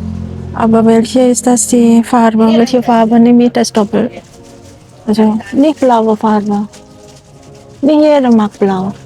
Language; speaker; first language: German; non-native, learner; Indonesian